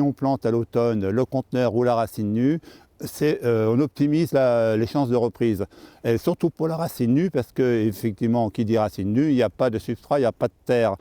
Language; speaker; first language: French; native; French